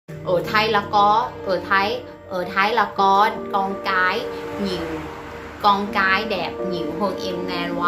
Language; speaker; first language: Vietnamese; non-native, learner; Thai